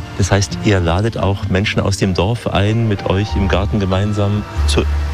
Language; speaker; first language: German; native; German